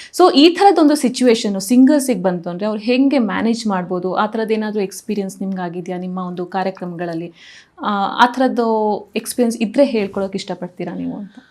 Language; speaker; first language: Kannada; native; Kannada